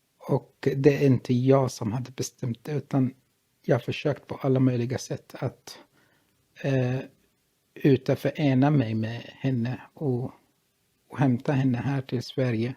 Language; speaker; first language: Swedish; non-native, fluent; Arabic